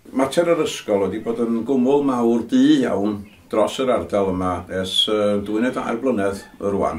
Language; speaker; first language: Welsh; native; Welsh